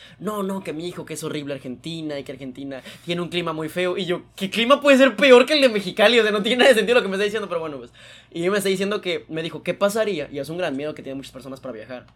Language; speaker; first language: Spanish; native; Spanish